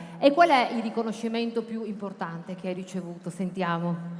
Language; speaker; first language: Italian; native; Italian